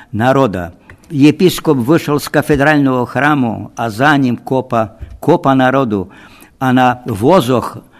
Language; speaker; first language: Slovak; non-native, local second language; Rusyn